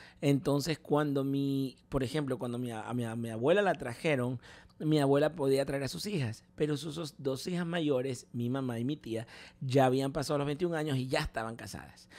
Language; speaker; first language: Spanish; native; Spanish